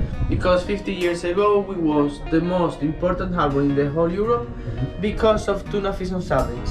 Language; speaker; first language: English; non-native, fluent; Spanish